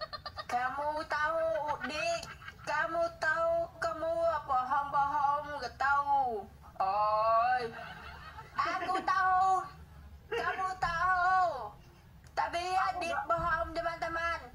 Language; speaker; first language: Indonesian; non-native, learner; Vietnamese